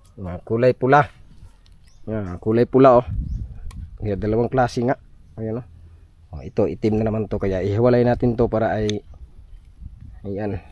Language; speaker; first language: Filipino; non-native, local second language; Cebuano